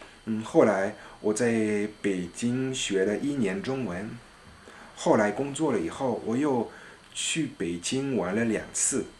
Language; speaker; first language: Chinese; non-native, fluent; French